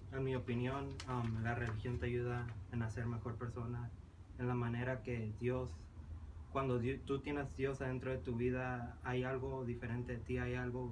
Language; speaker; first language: Spanish; early bilingual, heritage; Spanish